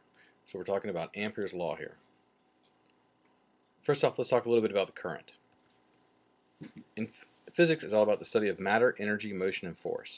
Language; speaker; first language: English; native; English